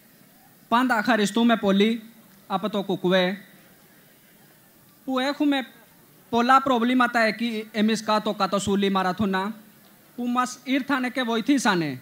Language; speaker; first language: Greek; non-native, learner; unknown